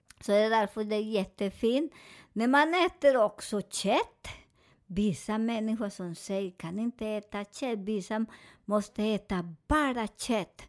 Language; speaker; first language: Swedish; non-native, fluent; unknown